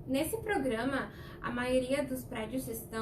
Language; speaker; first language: Portuguese; non-native, fluent; Spanish